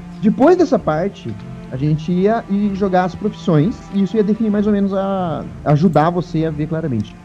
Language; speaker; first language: Portuguese; native; Portuguese